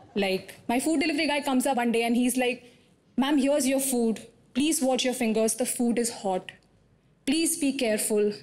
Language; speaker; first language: English; non-native, local second language; Hindi